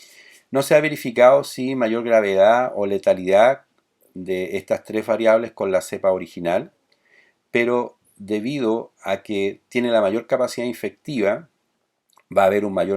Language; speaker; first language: Spanish; native; Spanish